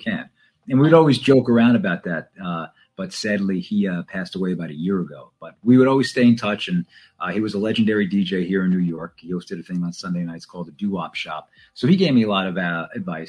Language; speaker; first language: English; native; English